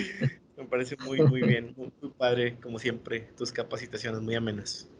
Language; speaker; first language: Spanish; native; Spanish